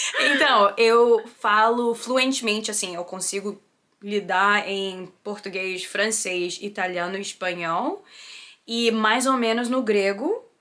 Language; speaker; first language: Portuguese; early bilingual, heritage; Portuguese